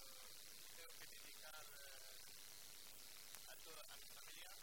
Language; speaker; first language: Spanish; non-native, fluent; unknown